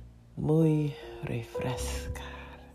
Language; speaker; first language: Spanish; non-native, learner; English